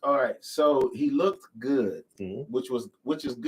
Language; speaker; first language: English; native; English